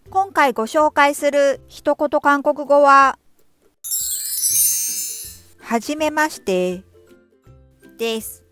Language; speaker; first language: Japanese; non-native, fluent; Korean